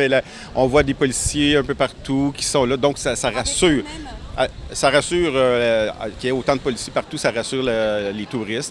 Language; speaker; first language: French; native; French